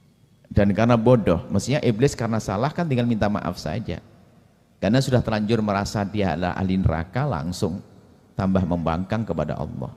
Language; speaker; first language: Indonesian; native; Indonesian